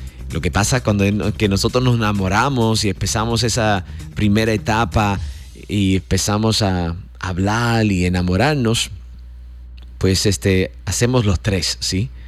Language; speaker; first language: Spanish; native; Spanish